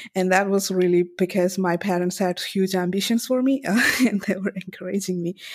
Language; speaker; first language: English; non-native, local second language; Malayalam